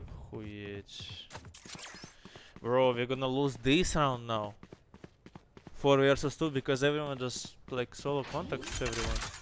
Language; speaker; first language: English; non-native, fluent; Russian